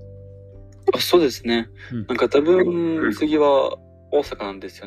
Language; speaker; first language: Japanese; non-native, learner; Ukrainian